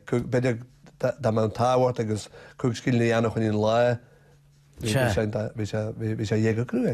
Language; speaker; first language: Irish; native; Irish